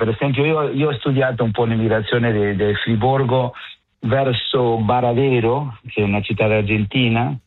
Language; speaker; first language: Italian; non-native, fluent; Spanish